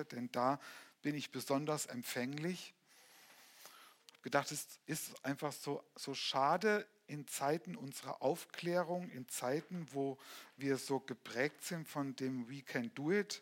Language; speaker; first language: German; native; German